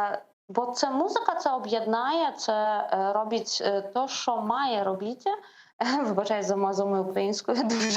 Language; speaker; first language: Ukrainian; non-native, learner; Lithuanian